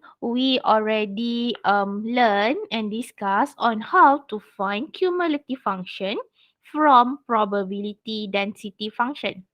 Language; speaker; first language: English; non-native, local second language; Malay